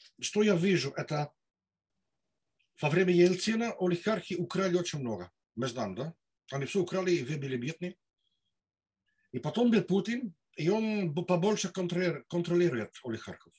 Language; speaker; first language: Russian; non-native, learner; Dutch